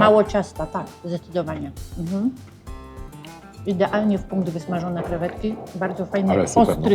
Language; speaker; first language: Polish; native; Polish